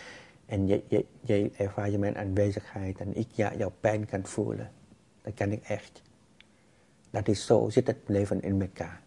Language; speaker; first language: Dutch; non-native, fluent; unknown